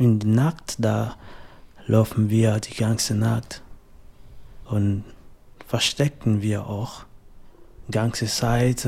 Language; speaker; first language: German; non-native, learner; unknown